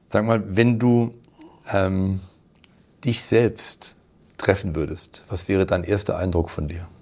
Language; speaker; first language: German; native; German